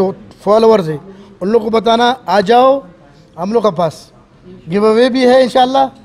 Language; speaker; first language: Hindi; non-native, fluent; Arabic